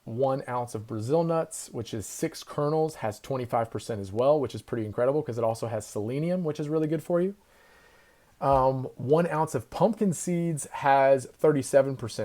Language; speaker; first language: English; native; English